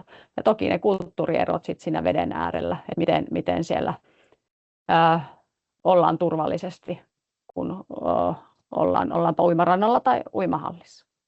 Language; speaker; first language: Finnish; native; Finnish